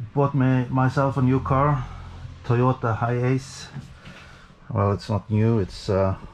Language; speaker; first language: English; non-native, fluent; Norwegian